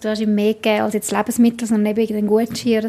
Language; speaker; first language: German; native; German